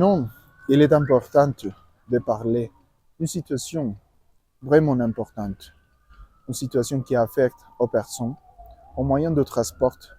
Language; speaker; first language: French; non-native, learner; Spanish